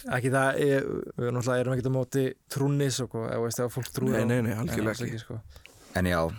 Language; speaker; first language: Icelandic; early bilingual, heritage; Icelandic